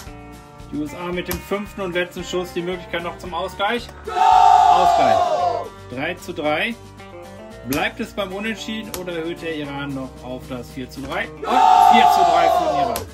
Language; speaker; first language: German; native; German